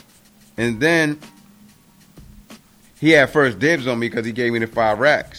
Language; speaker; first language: English; native; English